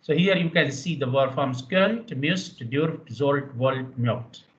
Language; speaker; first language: German; non-native, fluent; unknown